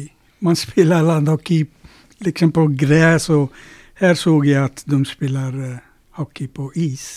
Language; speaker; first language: Swedish; non-native, fluent; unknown